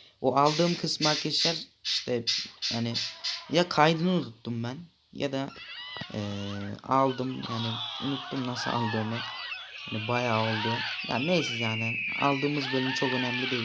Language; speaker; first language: Turkish; native; Turkish